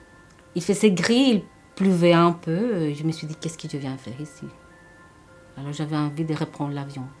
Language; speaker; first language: French; non-native, fluent; Spanish